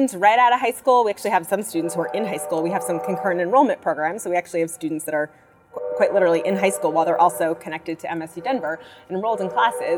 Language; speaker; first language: English; native; English